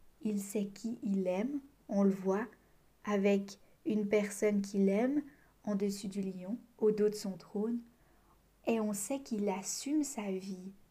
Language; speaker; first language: French; native; French